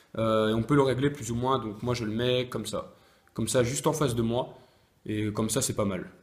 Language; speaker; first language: French; native; French